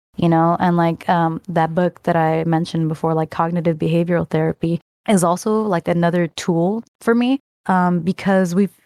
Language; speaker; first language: English; native; English